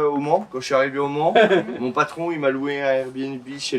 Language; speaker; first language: French; native; French